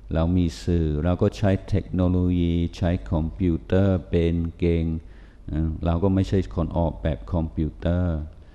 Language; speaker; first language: Thai; non-native, fluent; English